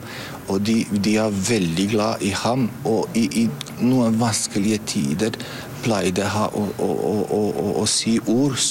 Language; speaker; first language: Norwegian; non-native, learner; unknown